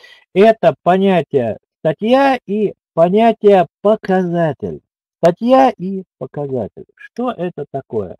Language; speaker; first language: Russian; native; Russian